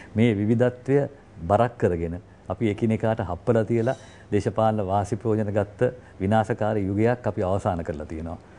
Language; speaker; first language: Sinhala; non-native, local second language; Tamil